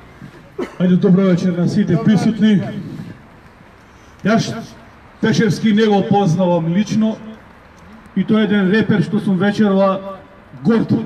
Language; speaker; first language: Macedonian; native; Macedonian